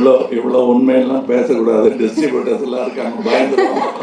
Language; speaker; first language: Tamil; native; Tamil